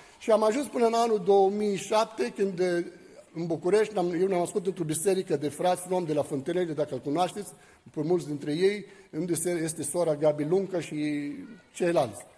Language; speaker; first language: Romanian; non-native, fluent; Arabic